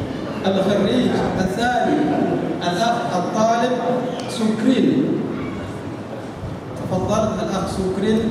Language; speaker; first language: Arabic; non-native, fluent; Indonesian